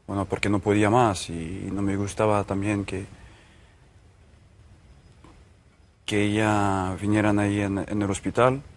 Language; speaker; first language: Spanish; non-native, fluent; French